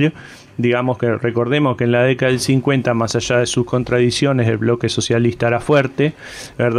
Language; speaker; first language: Spanish; native; Spanish